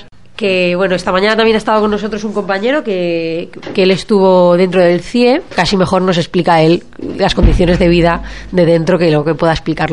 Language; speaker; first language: Spanish; native; Spanish